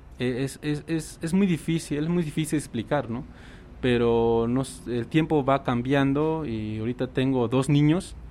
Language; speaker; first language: Spanish; non-native, local second language; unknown